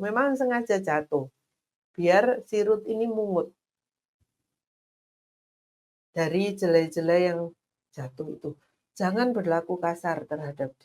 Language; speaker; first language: Indonesian; native; Indonesian